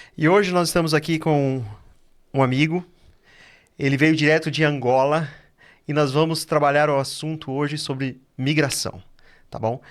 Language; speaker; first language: Portuguese; native; Portuguese